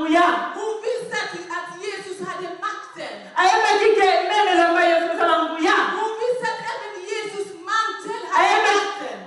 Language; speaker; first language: Swedish; non-native, fluent; Lingala